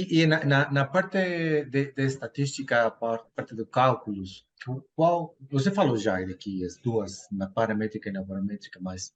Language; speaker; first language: Portuguese; non-native, fluent; Spanish